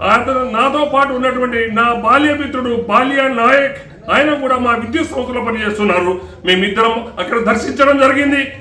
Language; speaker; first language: Telugu; non-native, local second language; Lambadi